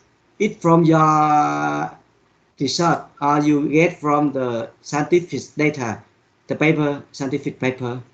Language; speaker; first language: English; non-native, learner; Vietnamese